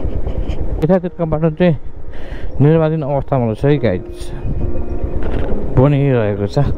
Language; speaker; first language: Nepali; native; Nepali